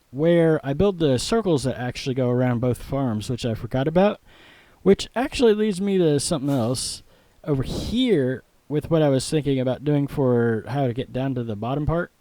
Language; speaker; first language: English; native; English